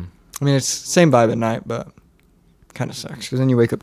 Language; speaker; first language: English; native; English